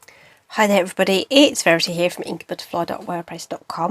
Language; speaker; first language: English; native; English